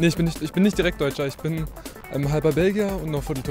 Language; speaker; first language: German; early bilingual, other home language; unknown